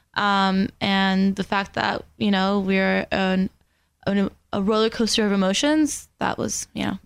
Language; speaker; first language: English; early bilingual, other home language; Spanish